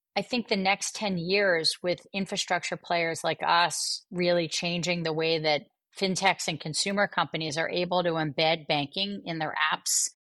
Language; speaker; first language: English; native; English